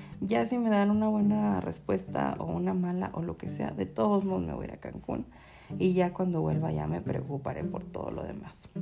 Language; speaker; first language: Spanish; native; Spanish